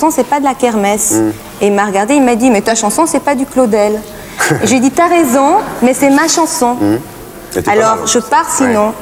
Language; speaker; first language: French; native; French